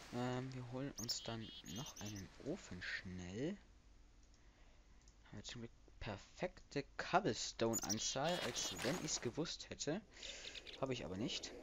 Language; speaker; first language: German; native; German